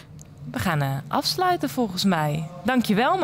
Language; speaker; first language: Dutch; native; Dutch